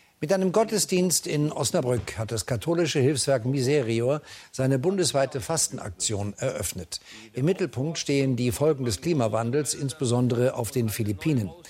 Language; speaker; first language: German; native; German